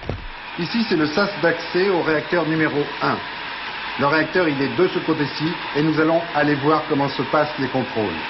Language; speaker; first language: French; native; French